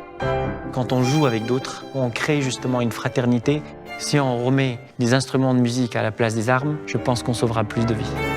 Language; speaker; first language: French; non-native, fluent; Arabic